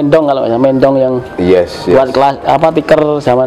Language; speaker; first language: Indonesian; native; Indonesian